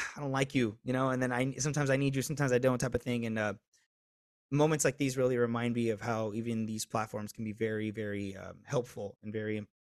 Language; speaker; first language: English; early bilingual, other home language; Spanish